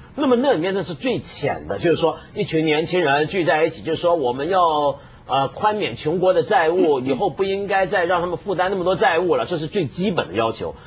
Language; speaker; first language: Chinese; non-native, local second language; Cantonese